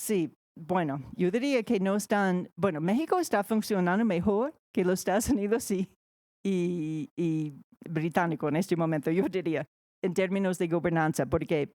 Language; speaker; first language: Spanish; non-native, fluent; English